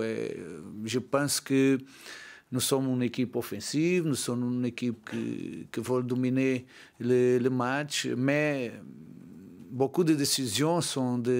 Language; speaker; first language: French; non-native, learner; Portuguese